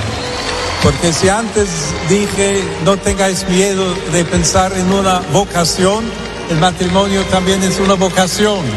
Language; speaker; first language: Spanish; non-native, fluent; English